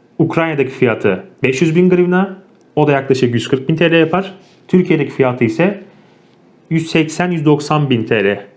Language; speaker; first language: Turkish; native; Turkish